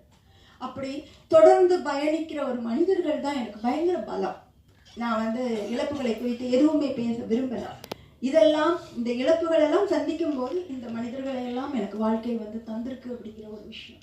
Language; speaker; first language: Tamil; native; Tamil